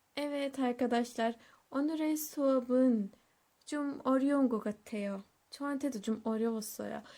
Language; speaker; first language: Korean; non-native, learner; Turkish